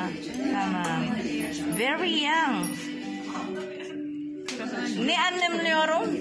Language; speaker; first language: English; non-native, local second language; Filipino